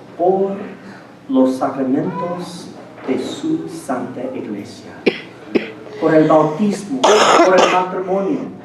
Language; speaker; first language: Spanish; non-native, fluent; English